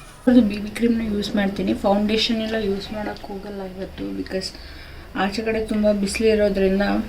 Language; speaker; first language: Kannada; native; Kannada